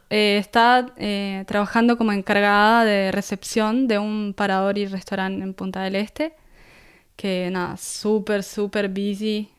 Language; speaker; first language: Spanish; native; Spanish